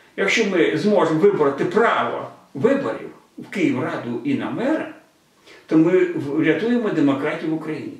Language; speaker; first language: Ukrainian; non-native, local second language; Russian